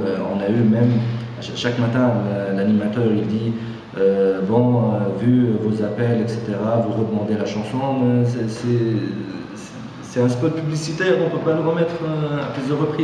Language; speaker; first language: French; non-native, local second language; Arabic